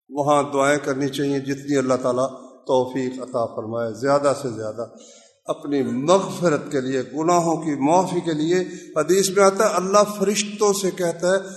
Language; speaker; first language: Urdu; non-native, local second language; Punjabi